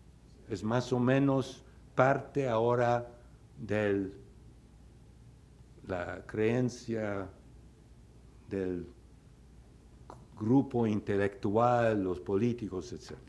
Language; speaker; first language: Spanish; non-native, fluent; English